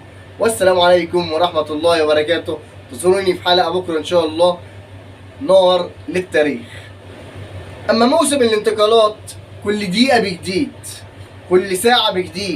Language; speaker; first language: Arabic; native; Arabic